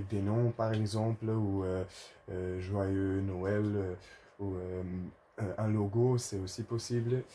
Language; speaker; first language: French; non-native, learner; Dutch